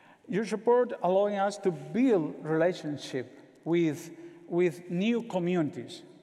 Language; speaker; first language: English; non-native, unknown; Spanish